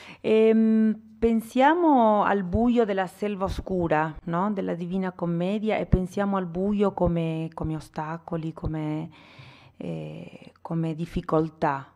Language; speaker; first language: Italian; non-native, fluent; Spanish